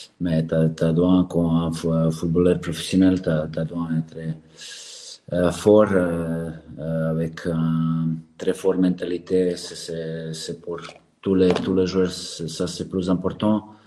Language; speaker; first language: French; non-native, learner; Serbian